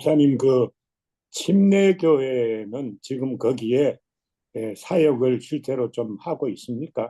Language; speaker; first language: Korean; native; Korean